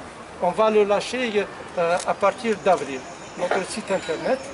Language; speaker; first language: French; non-native, local second language; Arabic